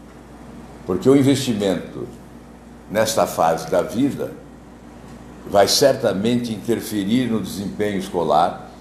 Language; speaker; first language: Portuguese; native; Portuguese